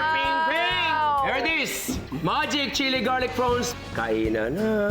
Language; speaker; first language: Filipino; native; Filipino